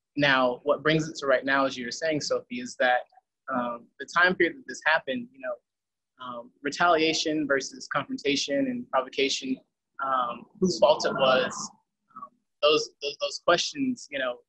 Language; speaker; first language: English; native; English